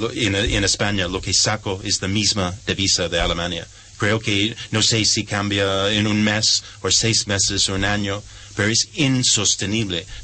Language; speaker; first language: Spanish; non-native, fluent; English